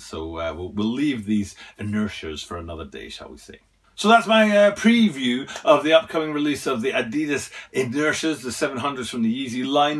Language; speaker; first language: English; native; English